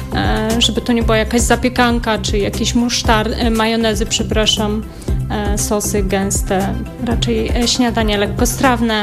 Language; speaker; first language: Polish; native; Polish